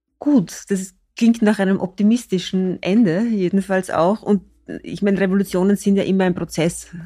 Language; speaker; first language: German; native; German